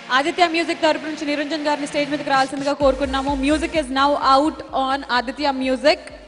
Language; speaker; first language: Telugu; native; Telugu